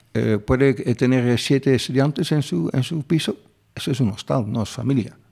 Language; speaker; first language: Spanish; non-native, fluent; Dutch